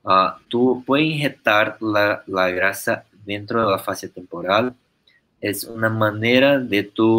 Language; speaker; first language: Spanish; non-native, fluent; Portuguese